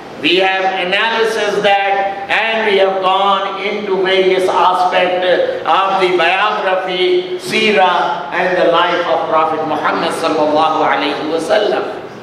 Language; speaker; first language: English; non-native, local second language; Urdu